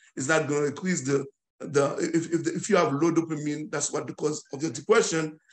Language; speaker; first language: English; non-native, fluent; Haitian Creole